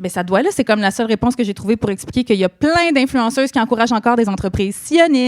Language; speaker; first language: French; native; French